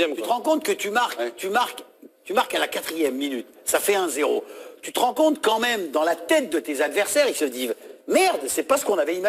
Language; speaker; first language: French; native; French